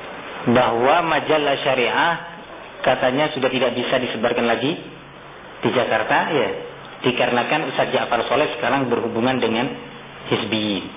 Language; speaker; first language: Indonesian; native; Indonesian